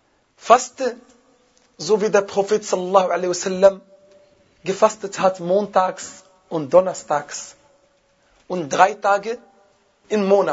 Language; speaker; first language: German; non-native, fluent; Arabic